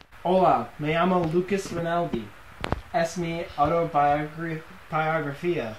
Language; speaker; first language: Spanish; non-native, learner; English